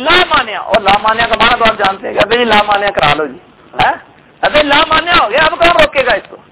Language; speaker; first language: Urdu; non-native, local second language; Punjabi